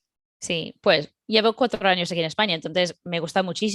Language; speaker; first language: Spanish; non-native, fluent; English